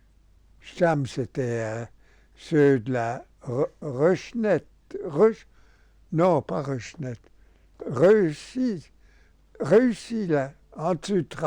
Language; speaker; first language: French; non-native, local second language; German